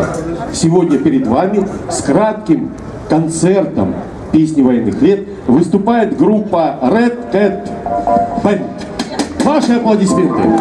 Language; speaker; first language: Russian; native; Russian